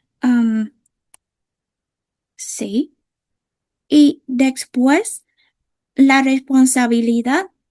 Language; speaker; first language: Spanish; non-native, fluent; Vietnamese